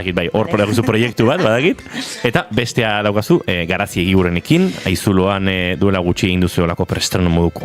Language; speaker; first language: Basque; native; Basque